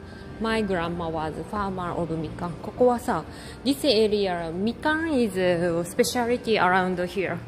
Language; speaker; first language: English; non-native, learner; Japanese